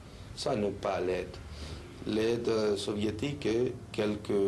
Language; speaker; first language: French; non-native, fluent; Spanish